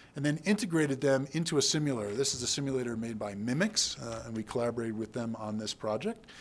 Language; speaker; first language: English; native; English